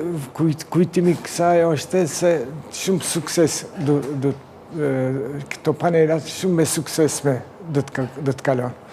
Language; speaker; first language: Albanian; early bilingual, heritage; Turkish